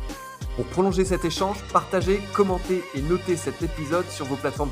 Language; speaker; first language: French; native; French